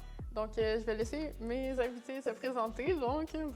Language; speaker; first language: French; native; French